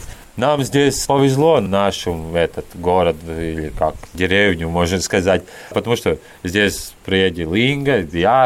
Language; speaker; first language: Russian; non-native, local second language; Latvian